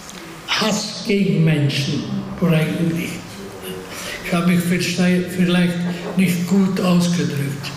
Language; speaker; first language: German; non-native, fluent; Hungarian